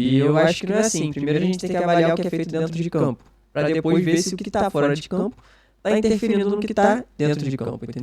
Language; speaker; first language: Portuguese; native; Portuguese